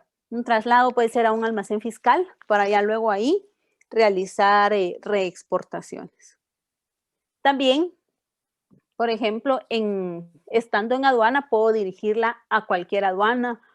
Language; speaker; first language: Spanish; native; Spanish